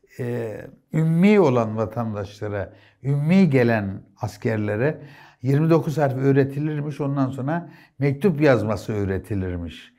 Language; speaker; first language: Turkish; native; Turkish